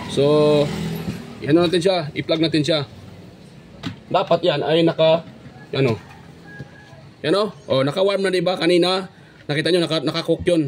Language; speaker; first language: Filipino; native; Filipino